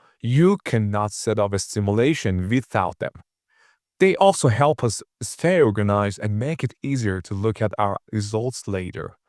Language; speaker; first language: English; non-native, fluent; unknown